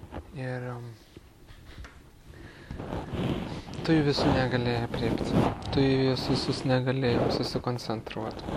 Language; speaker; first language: Lithuanian; native; Lithuanian